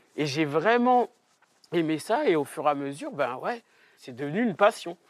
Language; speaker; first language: French; native; French